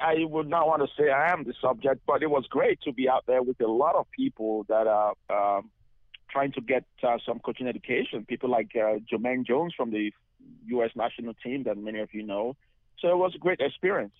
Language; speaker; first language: English; non-native, local second language; Bini